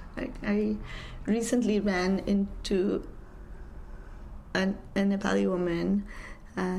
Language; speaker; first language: English; non-native, local second language; Nepali